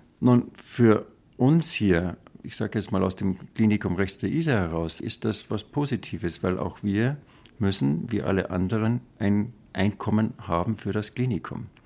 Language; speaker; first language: German; native; German